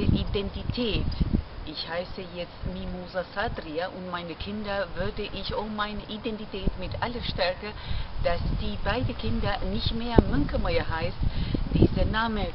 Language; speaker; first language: German; non-native, learner; Albanian